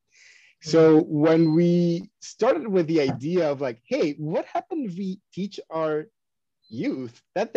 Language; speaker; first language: English; non-native, fluent; Spanish